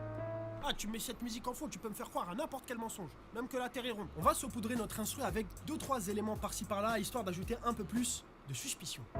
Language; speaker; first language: French; native; French